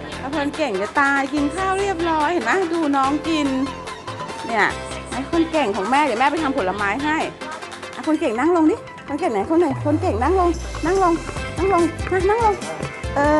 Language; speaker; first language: Thai; native; Thai